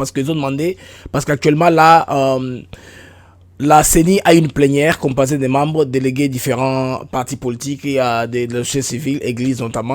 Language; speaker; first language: French; non-native, local second language; Lingala